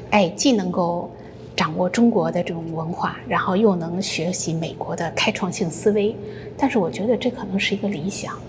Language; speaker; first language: Chinese; native; Chinese